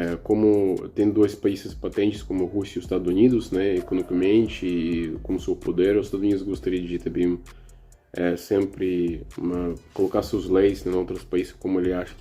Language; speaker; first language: Portuguese; non-native, learner; Russian